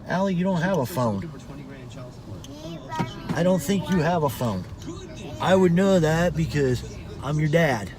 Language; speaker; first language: English; native; English